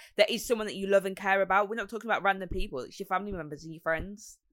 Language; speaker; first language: English; native; English